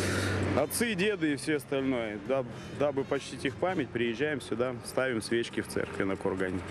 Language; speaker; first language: Russian; native; Russian